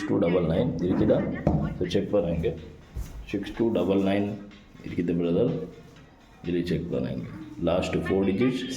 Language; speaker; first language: Tamil; non-native, learner; Kannada